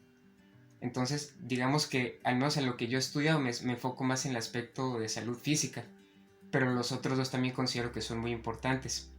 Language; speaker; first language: Spanish; native; Spanish